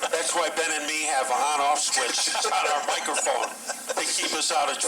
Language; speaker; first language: English; native; English